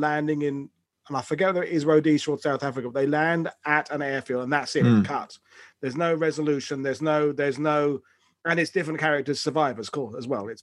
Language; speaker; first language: English; native; English